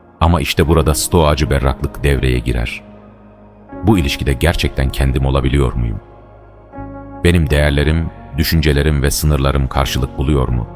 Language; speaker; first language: Turkish; native; Turkish